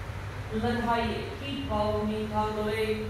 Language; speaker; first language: Vietnamese; non-native, learner; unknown